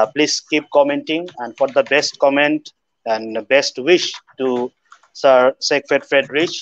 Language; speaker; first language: English; non-native, local second language; Bangla